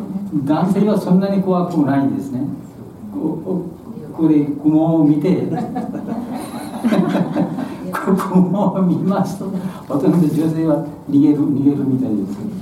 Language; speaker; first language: Japanese; non-native, learner; Bangla